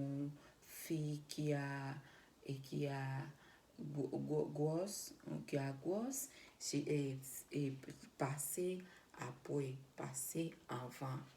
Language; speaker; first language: French; non-native, learner; Spanish